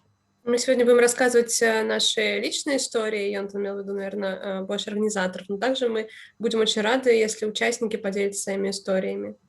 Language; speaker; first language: Russian; native; Russian